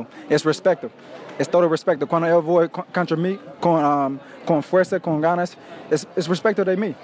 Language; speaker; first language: Spanish; non-native, learner; English